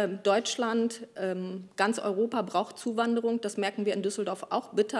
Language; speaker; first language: German; native; German